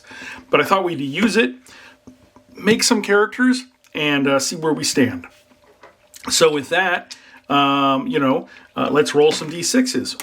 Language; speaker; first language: English; native; English